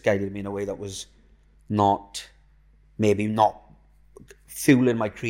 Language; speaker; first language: English; native; English